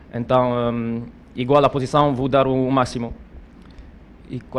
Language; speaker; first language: Portuguese; non-native, learner; Spanish